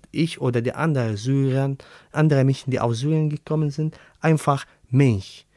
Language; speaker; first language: German; non-native, learner; Arabic